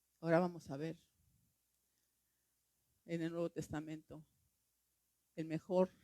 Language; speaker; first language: Spanish; native; Spanish